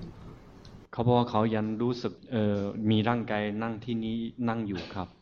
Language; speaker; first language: Thai; non-native, fluent; Chinese